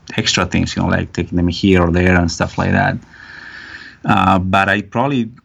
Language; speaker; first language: English; non-native, fluent; Spanish